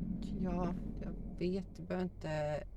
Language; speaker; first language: Swedish; native; Swedish